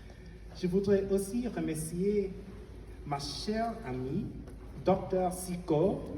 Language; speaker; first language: French; non-native, fluent; English